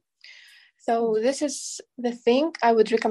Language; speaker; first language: English; non-native, fluent; Kazakh